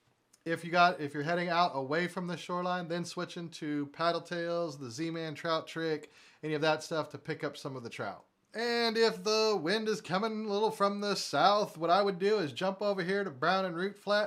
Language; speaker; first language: English; native; English